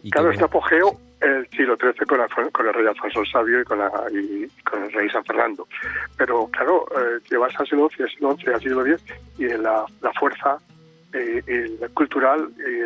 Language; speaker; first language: Spanish; native; Spanish